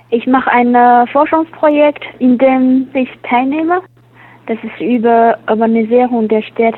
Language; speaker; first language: German; non-native, learner; Chinese